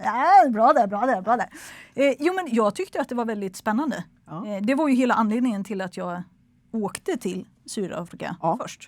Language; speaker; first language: Swedish; native; Swedish